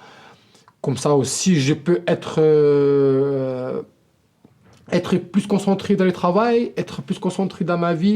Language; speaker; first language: French; non-native, local second language; Arabic